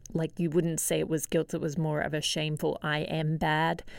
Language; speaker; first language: English; native; English